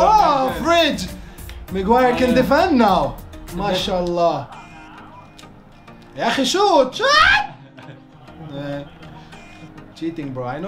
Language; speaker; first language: English; non-native, learner; Arabic